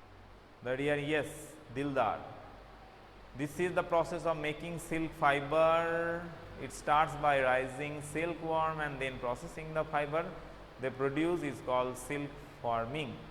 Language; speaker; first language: English; non-native, local second language; Bangla